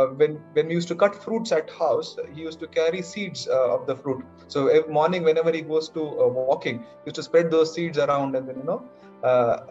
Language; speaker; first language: English; non-native, local second language; Kannada